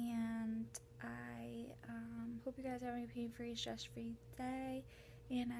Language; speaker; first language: English; native; English